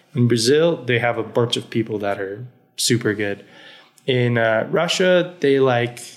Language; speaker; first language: English; native; English